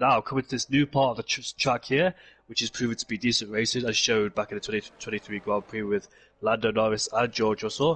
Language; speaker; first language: English; native; English